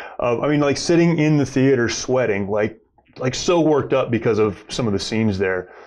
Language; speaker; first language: English; native; English